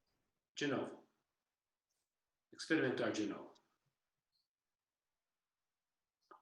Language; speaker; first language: Portuguese; non-native, learner; English